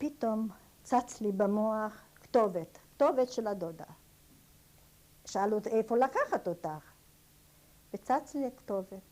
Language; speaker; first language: Hebrew; non-native, fluent; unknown